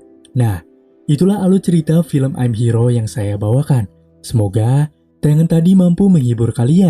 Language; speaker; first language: Indonesian; native; Indonesian